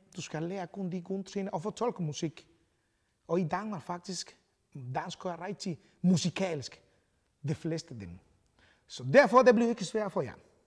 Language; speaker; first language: Danish; non-native, fluent; Spanish